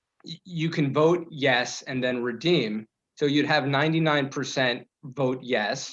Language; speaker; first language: English; native; English